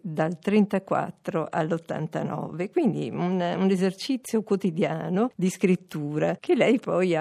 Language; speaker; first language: Italian; native; Italian